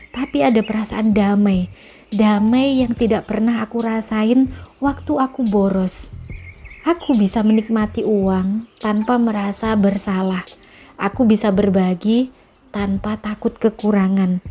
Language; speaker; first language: Indonesian; native; Indonesian